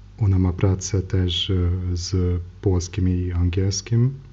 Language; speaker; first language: Polish; non-native, learner; Hungarian